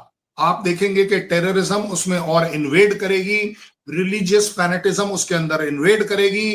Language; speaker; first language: Hindi; native; Hindi